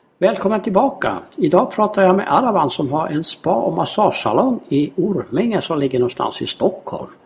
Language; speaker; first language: Swedish; native; Swedish